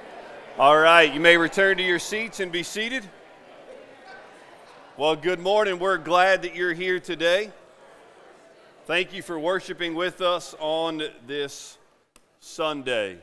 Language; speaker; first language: English; native; English